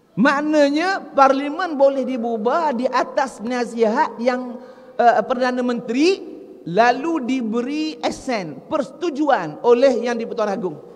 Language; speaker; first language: Malay; native; Malay